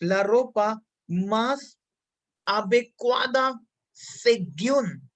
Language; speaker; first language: Spanish; non-native, fluent; Hindi